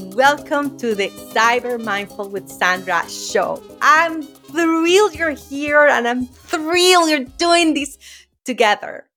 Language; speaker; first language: English; non-native, fluent; Spanish